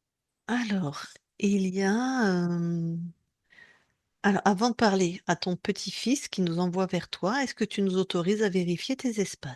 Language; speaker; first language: French; native; French